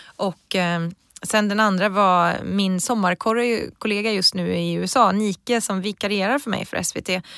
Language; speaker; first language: Swedish; native; Swedish